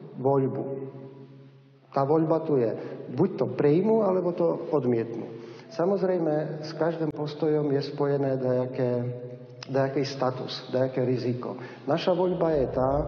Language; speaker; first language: Slovak; non-native, local second language; Rusyn